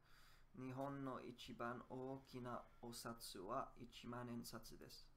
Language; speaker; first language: Japanese; non-native, learner; English